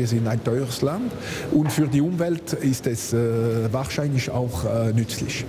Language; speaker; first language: German; non-native, local second language; French